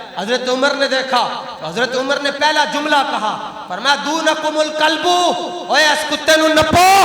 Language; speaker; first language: Urdu; non-native, local second language; Punjabi